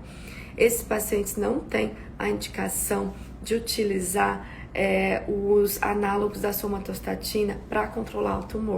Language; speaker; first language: Portuguese; native; Portuguese